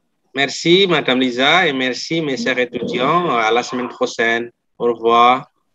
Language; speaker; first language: French; non-native, fluent; Indonesian